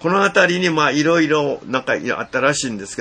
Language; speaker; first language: Japanese; native; Japanese